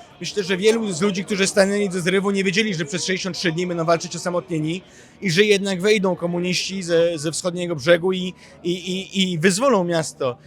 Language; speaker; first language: Polish; native; Polish